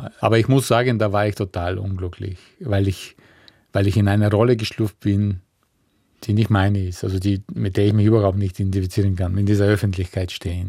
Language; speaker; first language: German; non-native, fluent; Bulgarian